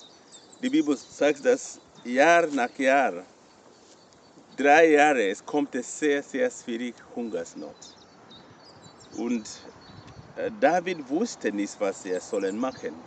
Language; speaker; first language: German; non-native, fluent; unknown